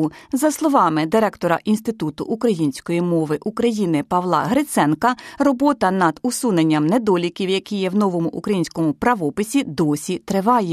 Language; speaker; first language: Ukrainian; native; Ukrainian